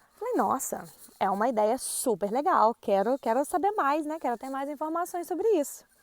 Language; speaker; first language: Portuguese; native; Portuguese